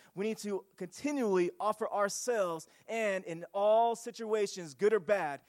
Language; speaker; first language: English; native; English